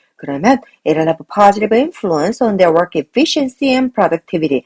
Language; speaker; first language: English; non-native, fluent; Korean